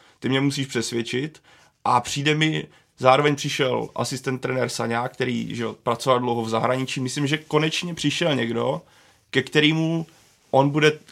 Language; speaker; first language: Czech; native; Czech